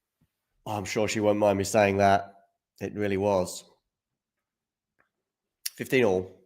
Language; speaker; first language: English; native; English